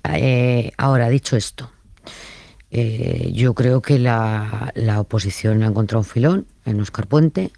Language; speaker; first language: Spanish; native; Spanish